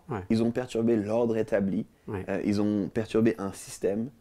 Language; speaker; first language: French; native; French